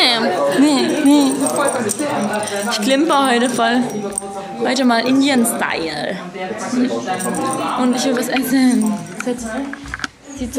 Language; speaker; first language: German; native; German